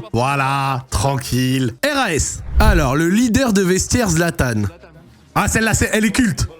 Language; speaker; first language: French; native; French